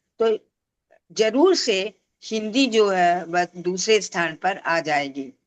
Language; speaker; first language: Hindi; non-native, local second language; Tamil